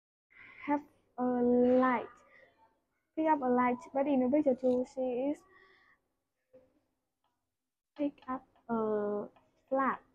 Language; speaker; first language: English; non-native, learner; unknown